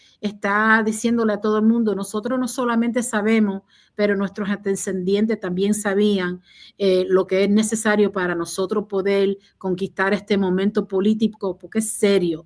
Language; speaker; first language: Spanish; early bilingual, heritage; Spanish